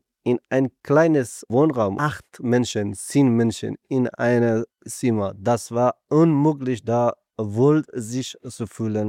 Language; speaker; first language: German; non-native, learner; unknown